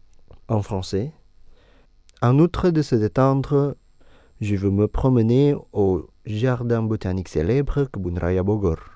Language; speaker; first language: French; non-native, fluent; Indonesian